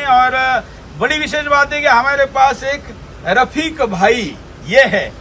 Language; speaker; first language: Hindi; non-native, local second language; Marathi